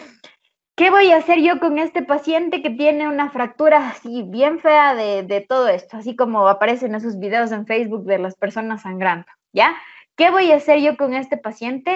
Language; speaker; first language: Spanish; native; Spanish